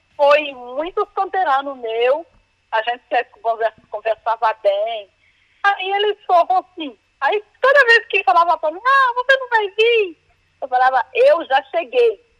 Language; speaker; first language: Portuguese; non-native, fluent; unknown